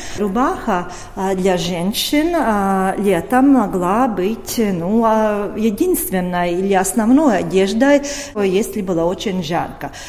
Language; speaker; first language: Russian; non-native, local second language; Latvian